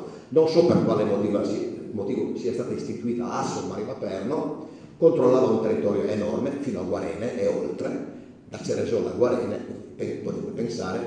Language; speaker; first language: Italian; native; Italian